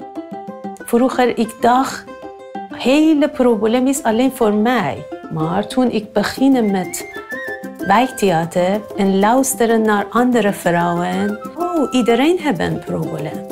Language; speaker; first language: Dutch; non-native, learner; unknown